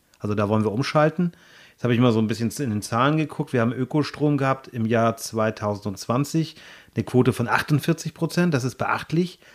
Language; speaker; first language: German; native; German